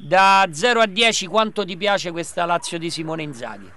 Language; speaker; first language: Italian; native; Italian